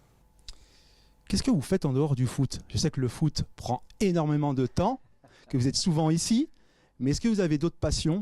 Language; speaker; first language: French; native; French